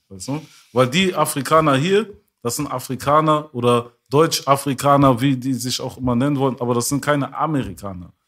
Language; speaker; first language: German; early bilingual, other home language; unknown